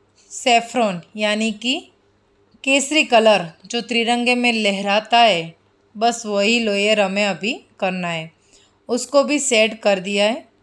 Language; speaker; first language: Hindi; non-native, local second language; Gujarati